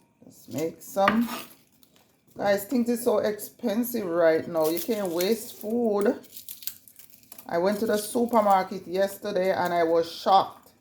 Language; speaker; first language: English; non-native, local second language; Jamaican Creole English